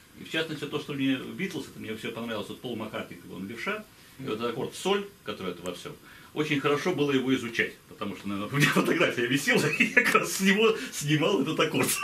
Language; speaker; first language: Russian; native; Russian